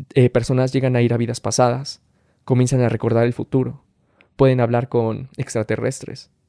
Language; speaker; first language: Spanish; native; Spanish